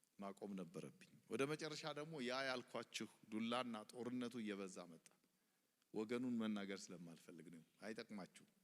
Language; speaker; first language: Amharic; non-native, local second language; Oromo